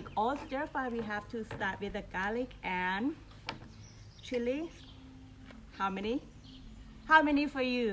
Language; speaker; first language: English; non-native, learner; Thai